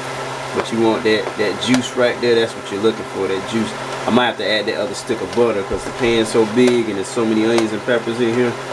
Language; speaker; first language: English; native; English